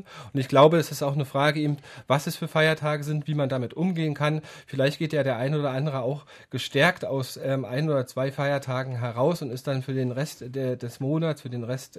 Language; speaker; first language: German; native; German